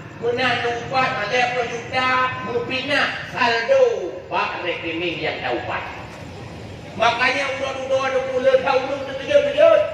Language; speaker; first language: Malay; non-native, local second language; Achinese